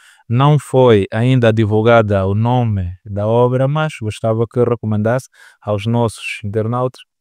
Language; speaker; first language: Portuguese; native; Portuguese